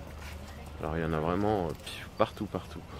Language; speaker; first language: French; native; French